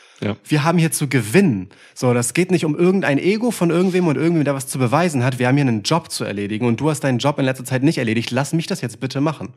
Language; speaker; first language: German; early bilingual, other home language; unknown